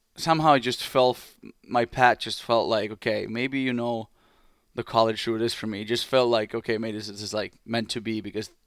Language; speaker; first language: English; non-native, fluent; Finnish